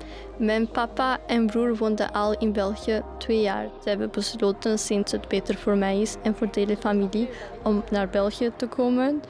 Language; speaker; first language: Dutch; early bilingual, other home language; Albanian